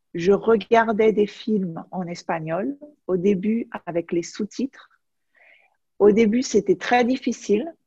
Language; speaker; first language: French; native; French